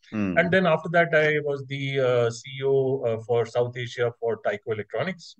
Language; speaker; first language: English; non-native, local second language; Hindi